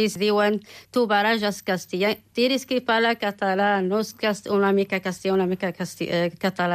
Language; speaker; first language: Catalan; non-native, learner; Spanish